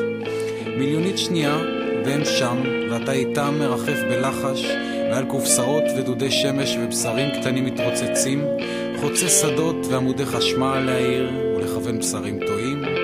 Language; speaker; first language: Hebrew; native; Hebrew